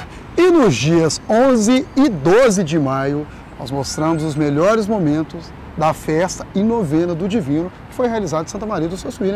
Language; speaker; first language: Portuguese; native; Portuguese